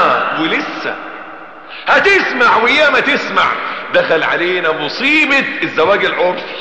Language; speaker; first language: Arabic; native; Arabic